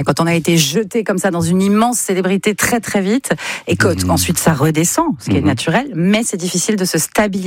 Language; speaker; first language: French; native; French